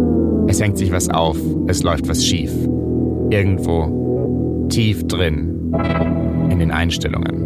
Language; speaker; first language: German; native; German